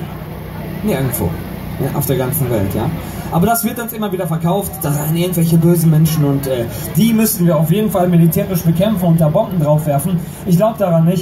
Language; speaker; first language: German; native; German